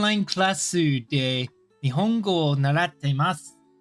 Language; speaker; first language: Japanese; non-native, learner; English